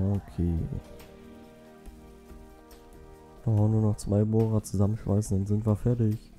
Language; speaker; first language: German; native; German